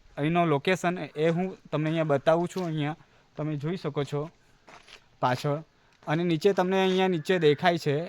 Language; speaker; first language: Gujarati; non-native, local second language; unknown